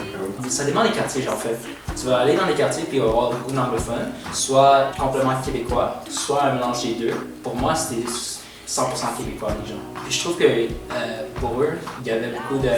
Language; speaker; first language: French; early bilingual, other home language; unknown